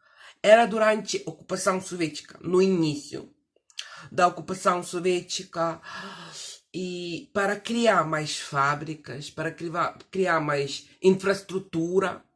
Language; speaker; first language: Portuguese; non-native, fluent; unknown